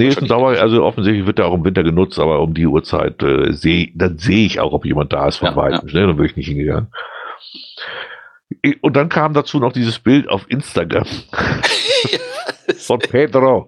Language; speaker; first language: German; native; German